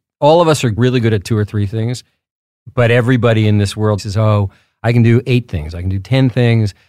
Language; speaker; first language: English; early bilingual, other home language; Spanish